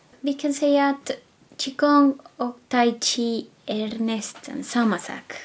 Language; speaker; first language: Swedish; non-native, fluent; Spanish